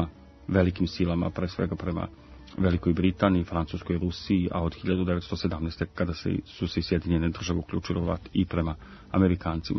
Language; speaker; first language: Croatian; native; Croatian